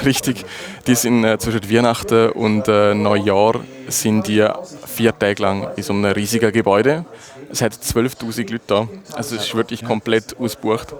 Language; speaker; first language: German; native; German